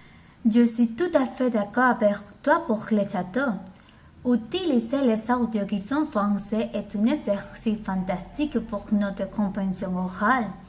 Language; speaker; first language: French; non-native, learner; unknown